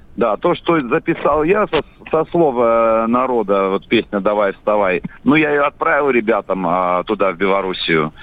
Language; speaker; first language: Russian; native; Russian